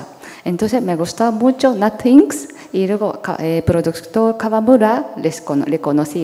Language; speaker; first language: Spanish; non-native, fluent; Japanese